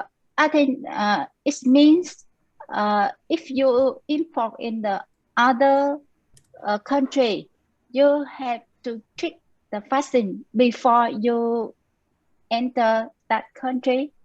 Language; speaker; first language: English; non-native, learner; Vietnamese